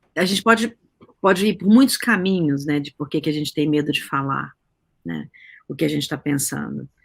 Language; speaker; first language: Portuguese; native; Portuguese